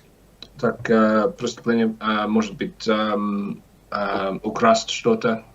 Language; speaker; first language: Russian; non-native, learner; English